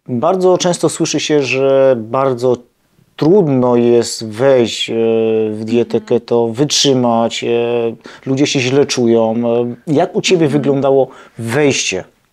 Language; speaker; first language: Polish; native; Polish